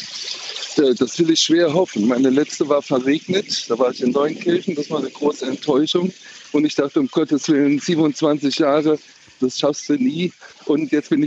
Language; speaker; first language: German; native; German